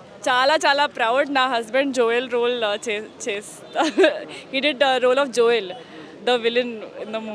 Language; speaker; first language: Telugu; non-native, learner; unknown